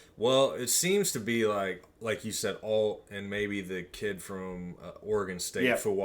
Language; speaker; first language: English; native; English